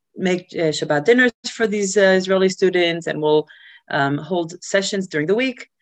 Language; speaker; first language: English; early bilingual, other home language; Hebrew